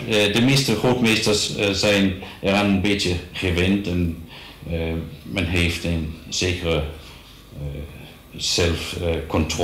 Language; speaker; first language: Dutch; non-native, fluent; Danish